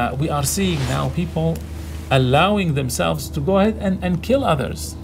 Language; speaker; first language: English; non-native, fluent; Arabic